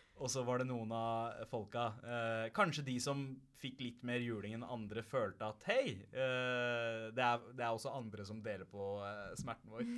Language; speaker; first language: Norwegian; early bilingual, other home language; Punjabi